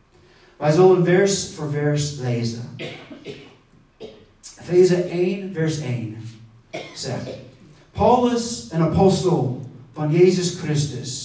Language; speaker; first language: Dutch; non-native, fluent; English